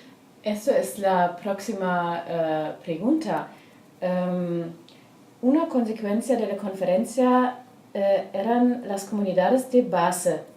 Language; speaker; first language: Spanish; non-native, learner; German